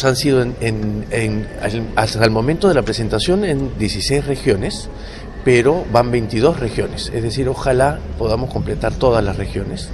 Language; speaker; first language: Spanish; native; Spanish